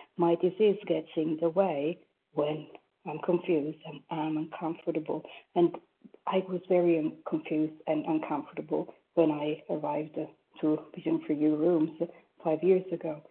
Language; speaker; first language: English; non-native, fluent; French